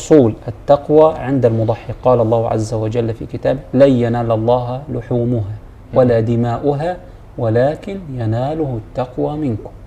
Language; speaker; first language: Arabic; native; Arabic